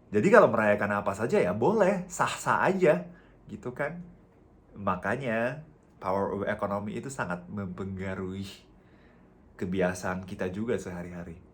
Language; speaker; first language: Indonesian; non-native, fluent; Japanese